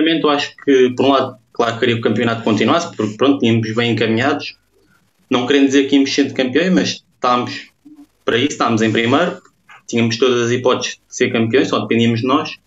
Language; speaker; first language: Portuguese; native; Portuguese